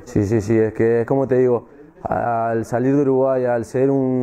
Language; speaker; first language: Spanish; native; Spanish